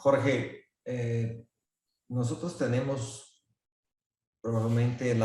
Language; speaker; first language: Spanish; non-native, fluent; Portuguese